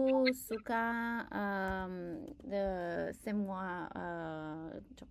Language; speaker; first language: Indonesian; non-native, learner; English